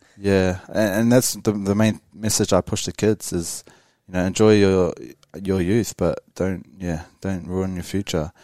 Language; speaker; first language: English; native; English